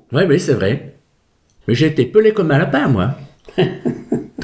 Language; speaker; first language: French; native; French